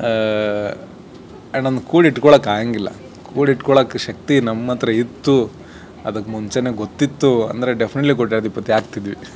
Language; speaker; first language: Kannada; native; Kannada